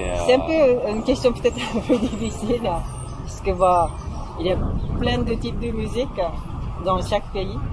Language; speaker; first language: French; non-native, fluent; Japanese